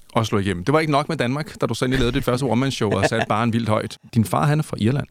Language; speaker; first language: Danish; native; Danish